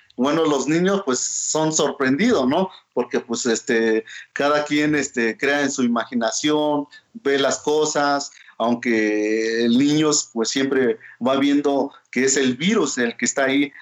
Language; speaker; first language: Spanish; non-native, local second language; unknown